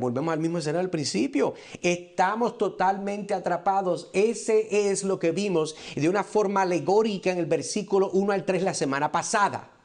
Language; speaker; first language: Spanish; early bilingual, heritage; Spanish